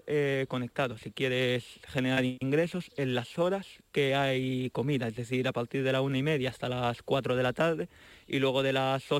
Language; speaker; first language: Spanish; native; Spanish